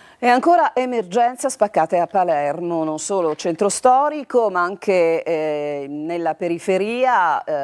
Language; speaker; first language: Italian; native; Italian